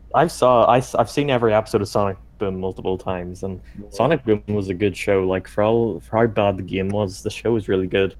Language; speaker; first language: English; native; English